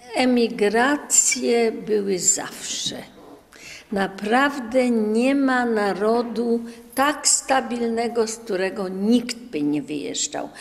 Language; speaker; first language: Polish; native; Polish